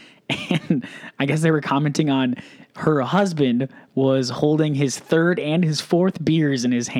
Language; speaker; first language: English; native; English